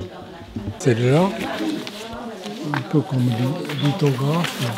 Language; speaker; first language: French; non-native, fluent; Japanese